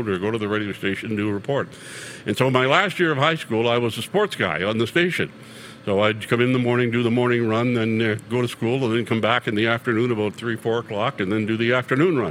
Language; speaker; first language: English; native; English